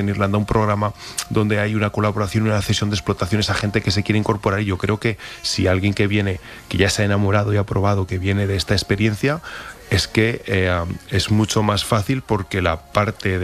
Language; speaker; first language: Spanish; native; Spanish